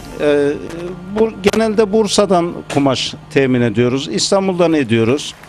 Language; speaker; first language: Turkish; native; Turkish